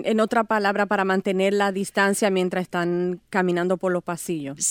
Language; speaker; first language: Spanish; native; Spanish